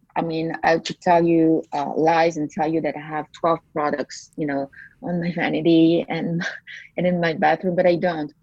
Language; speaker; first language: English; non-native, fluent; French